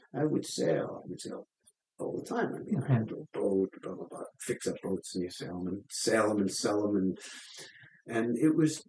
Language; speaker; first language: English; native; English